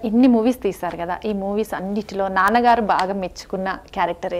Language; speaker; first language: Telugu; native; Telugu